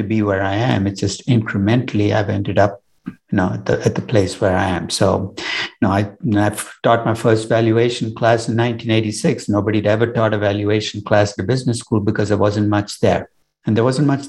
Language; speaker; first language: English; non-native, local second language; Tamil